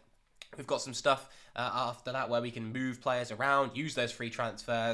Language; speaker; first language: English; native; English